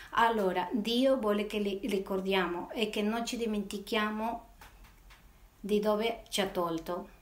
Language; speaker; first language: Italian; non-native, fluent; Spanish